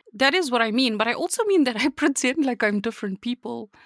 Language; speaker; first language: English; native; English